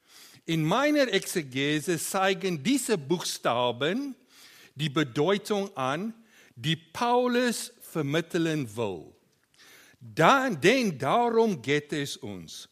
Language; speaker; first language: German; non-native, learner; Afrikaans